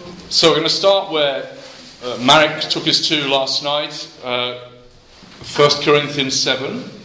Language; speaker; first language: English; native; English